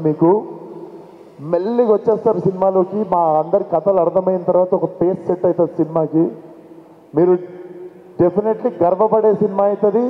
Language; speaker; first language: Telugu; native; Telugu